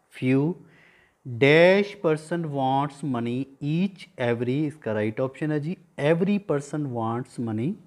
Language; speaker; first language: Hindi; non-native, local second language; Punjabi